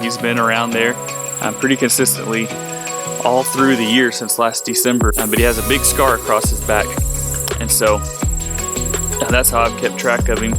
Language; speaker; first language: English; native; English